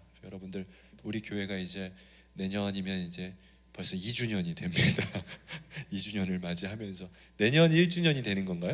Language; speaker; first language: Korean; native; Korean